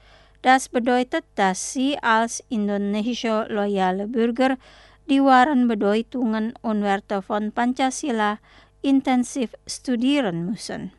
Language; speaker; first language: German; non-native, fluent; Indonesian